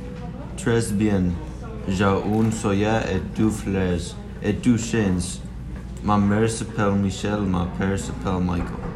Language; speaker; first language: French; non-native, learner; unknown